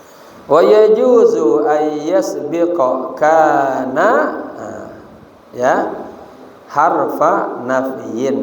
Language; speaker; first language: Arabic; non-native, fluent; Indonesian